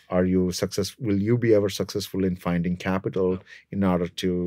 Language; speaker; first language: English; non-native, local second language; Malayalam